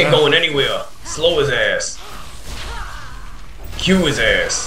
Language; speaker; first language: English; native; English